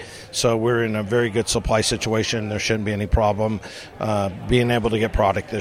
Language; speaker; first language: English; native; English